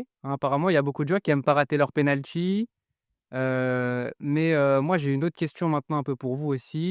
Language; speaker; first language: French; native; French